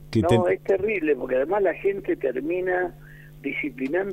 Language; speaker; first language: Spanish; native; Spanish